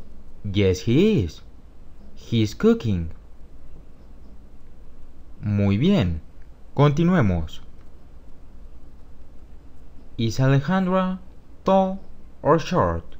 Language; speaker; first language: English; non-native, fluent; Spanish